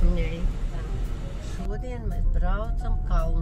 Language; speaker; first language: Latvian; non-native, local second language; Russian